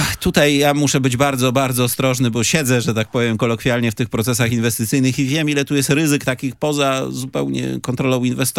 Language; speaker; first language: Polish; native; Polish